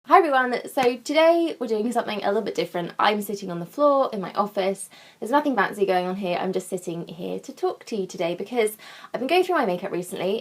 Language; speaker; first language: English; native; English